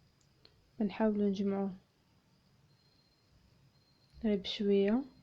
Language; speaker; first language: Arabic; native; Arabic